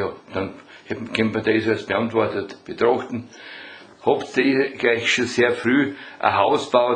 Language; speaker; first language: German; native; German